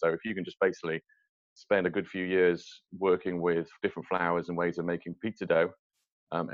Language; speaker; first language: English; native; English